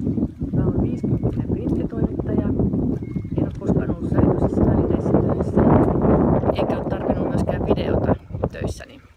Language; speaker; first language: Finnish; native; Finnish